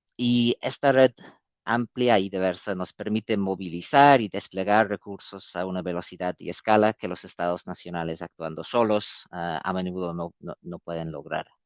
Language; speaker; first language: Spanish; non-native, fluent; English